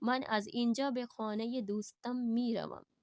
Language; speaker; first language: Persian; non-native, fluent; Urdu